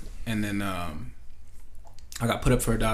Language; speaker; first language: English; native; English